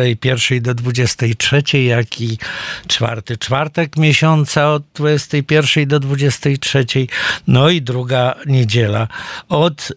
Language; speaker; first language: Polish; native; Polish